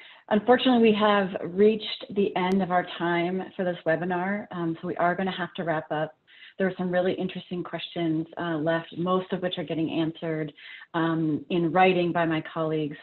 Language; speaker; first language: English; native; English